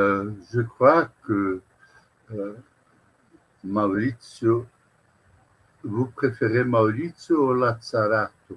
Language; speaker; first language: French; non-native, fluent; Portuguese